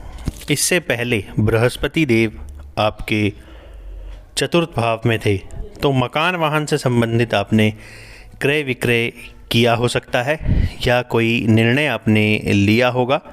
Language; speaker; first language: Hindi; native; Hindi